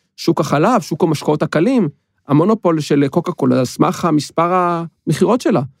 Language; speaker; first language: Hebrew; native; Hebrew